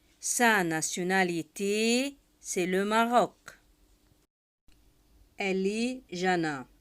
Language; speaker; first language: French; non-native, fluent; Arabic